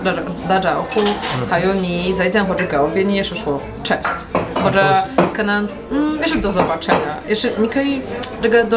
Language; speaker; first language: Chinese; non-native, learner; Polish